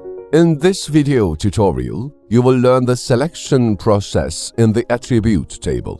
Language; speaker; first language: English; non-native, fluent; Turkish